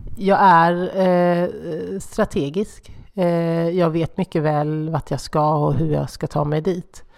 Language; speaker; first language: Swedish; native; Swedish